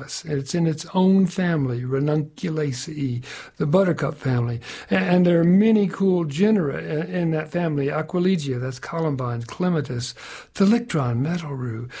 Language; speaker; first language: English; native; English